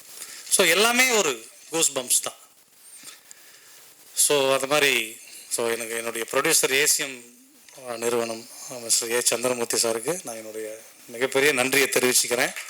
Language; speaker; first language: Tamil; native; Tamil